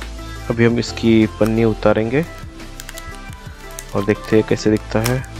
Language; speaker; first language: Hindi; native; Hindi